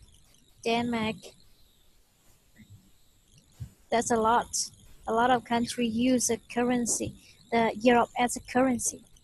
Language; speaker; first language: English; non-native, fluent; Vietnamese